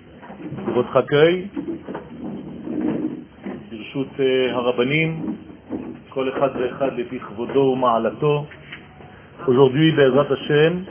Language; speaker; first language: Hebrew; non-native, fluent; French